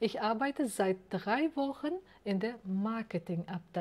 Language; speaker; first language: German; non-native, fluent; Uzbek